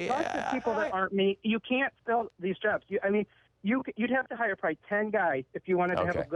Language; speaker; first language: English; native; English